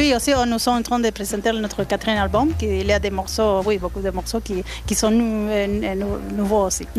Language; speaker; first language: French; non-native, fluent; Spanish